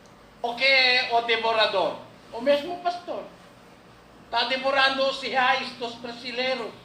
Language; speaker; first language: Portuguese; non-native, learner; Filipino